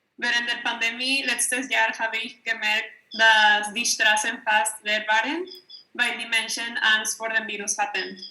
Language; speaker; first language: German; non-native, learner; Spanish